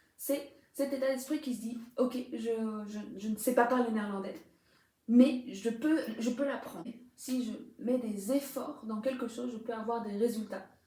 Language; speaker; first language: French; native; French